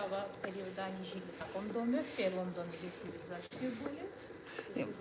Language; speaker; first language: Russian; non-native, fluent; Georgian